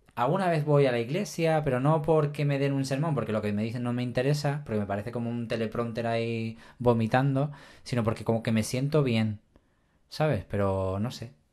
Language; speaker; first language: Spanish; native; Spanish